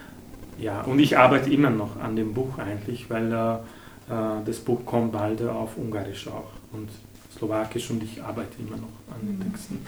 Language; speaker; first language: German; non-native, fluent; Hungarian